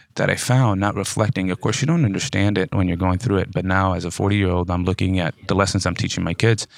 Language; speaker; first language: English; native; English